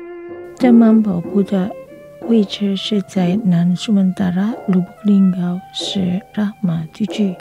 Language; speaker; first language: Chinese; non-native, learner; Indonesian